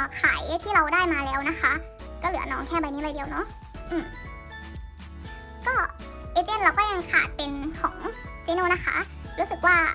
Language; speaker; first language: Thai; native; Thai